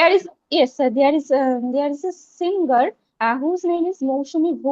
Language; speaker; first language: English; non-native, local second language; Bangla